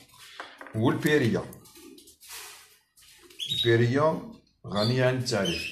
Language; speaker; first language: Arabic; native; Arabic